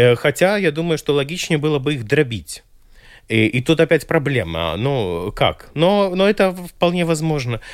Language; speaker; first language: Russian; non-native, local second language; Latvian